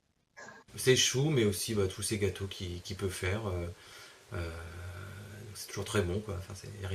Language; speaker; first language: French; native; French